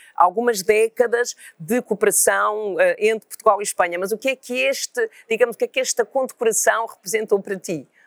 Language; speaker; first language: Portuguese; native; Portuguese